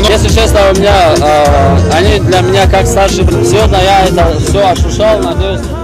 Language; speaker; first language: Russian; non-native, local second language; Tajik